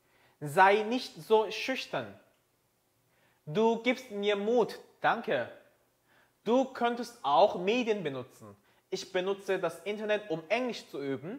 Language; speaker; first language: German; non-native, fluent; Korean